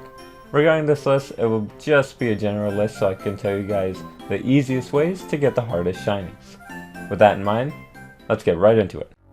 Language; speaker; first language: English; native; English